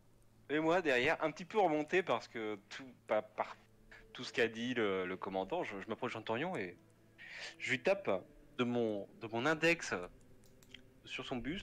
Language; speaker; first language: French; native; French